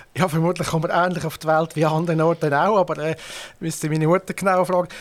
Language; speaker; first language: German; native; German